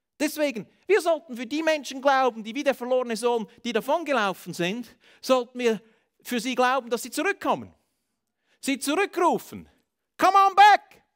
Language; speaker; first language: German; native; German